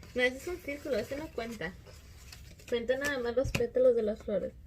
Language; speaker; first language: Spanish; early bilingual, other home language; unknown